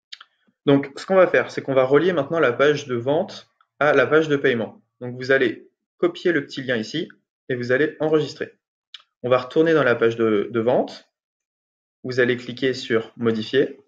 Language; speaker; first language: French; native; French